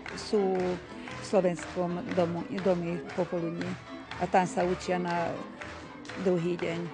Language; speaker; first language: Slovak; non-native, local second language; Hungarian